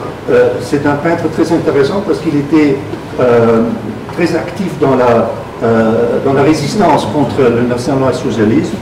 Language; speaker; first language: French; non-native, fluent; German